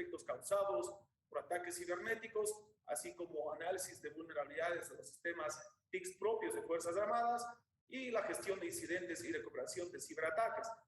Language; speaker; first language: Spanish; native; Spanish